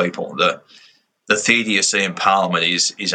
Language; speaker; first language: English; native; English